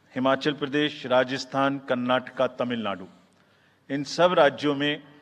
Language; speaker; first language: Hindi; native; Hindi